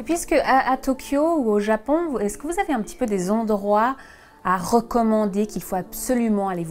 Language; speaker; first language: French; native; French